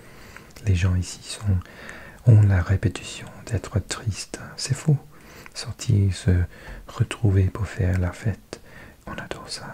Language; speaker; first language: French; non-native, learner; English